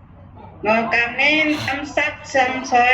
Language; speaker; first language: Cantonese; non-native, learner; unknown